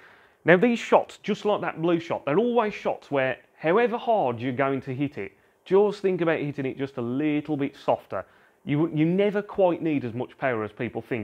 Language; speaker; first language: English; native; English